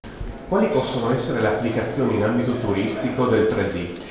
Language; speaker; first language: Italian; native; Italian